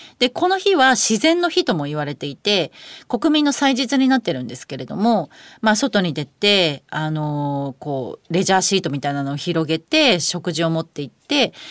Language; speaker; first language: Japanese; native; Japanese